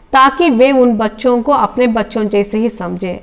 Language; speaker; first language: Hindi; non-native, local second language; Telugu